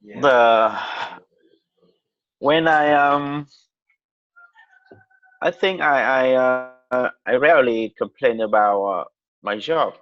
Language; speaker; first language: English; non-native, learner; Vietnamese